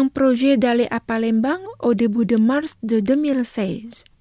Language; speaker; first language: French; non-native, fluent; Indonesian